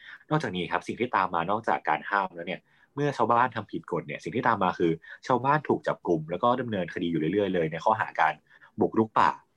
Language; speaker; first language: Thai; native; Thai